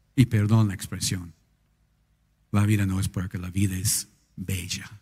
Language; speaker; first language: Spanish; non-native, fluent; English